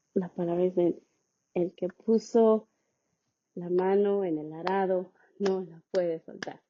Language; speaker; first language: Spanish; early bilingual, heritage; Spanish